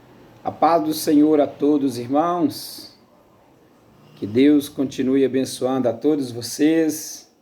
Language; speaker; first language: Portuguese; native; Portuguese